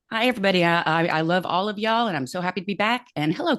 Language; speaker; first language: English; native; English